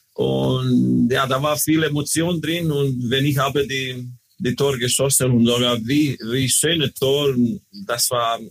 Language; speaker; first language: German; non-native, learner; Croatian